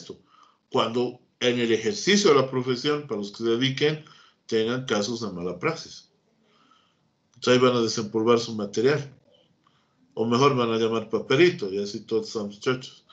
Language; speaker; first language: Spanish; native; Spanish